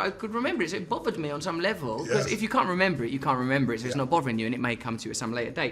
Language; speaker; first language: English; native; English